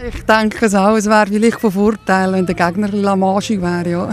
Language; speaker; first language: German; native; German